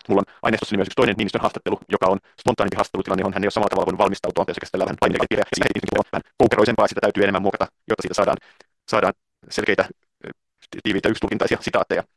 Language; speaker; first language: Finnish; native; Finnish